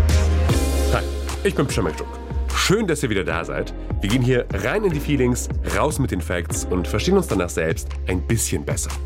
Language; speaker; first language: German; native; German